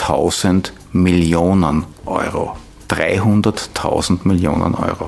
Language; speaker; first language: German; native; German